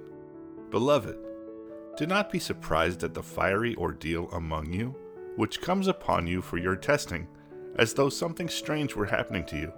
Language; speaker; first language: English; native; English